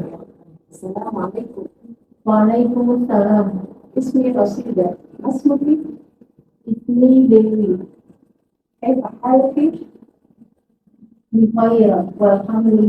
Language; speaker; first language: Arabic; non-native, learner; Indonesian